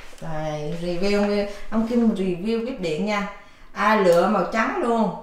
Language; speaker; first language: Vietnamese; native; Vietnamese